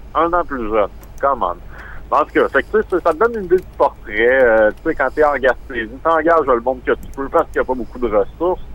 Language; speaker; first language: French; native; French